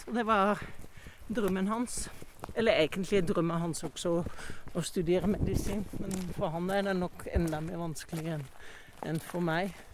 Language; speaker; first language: Norwegian; non-native, fluent; Dutch